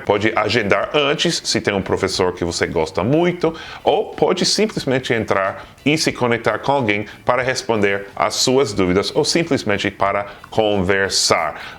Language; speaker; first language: Portuguese; non-native, fluent; English